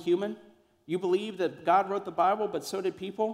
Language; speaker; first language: English; native; English